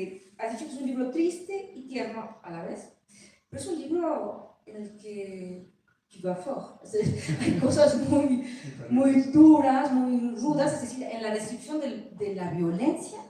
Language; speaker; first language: Spanish; native; Spanish